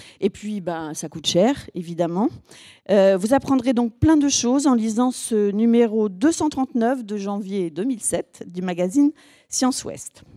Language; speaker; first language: French; native; French